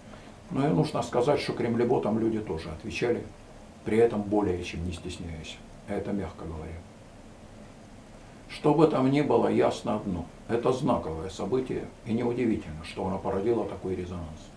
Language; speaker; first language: Russian; native; Russian